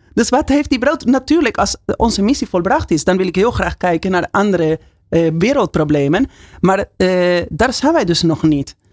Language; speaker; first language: Dutch; non-native, fluent; Spanish